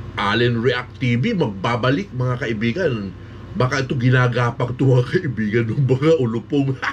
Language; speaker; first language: Filipino; native; Filipino